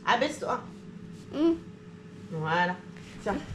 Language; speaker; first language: French; native; French